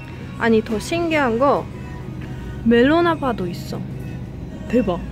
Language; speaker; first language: Korean; non-native, fluent; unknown